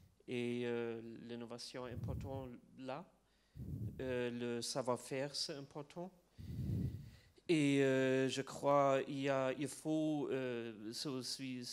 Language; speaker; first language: French; non-native, fluent; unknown